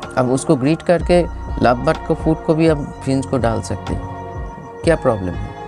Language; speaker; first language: Hindi; non-native, local second language; Bangla